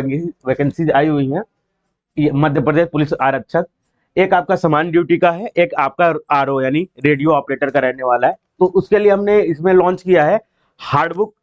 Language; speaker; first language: Hindi; native; Hindi